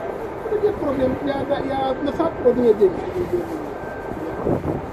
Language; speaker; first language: Russian; non-native, learner; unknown